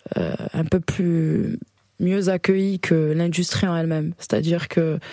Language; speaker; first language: French; native; French